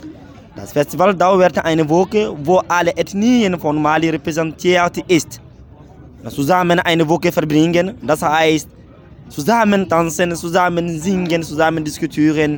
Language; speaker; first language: German; non-native, fluent; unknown